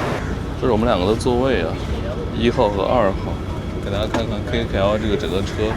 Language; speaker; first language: Chinese; native; Chinese